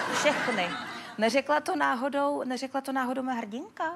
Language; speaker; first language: Czech; native; Czech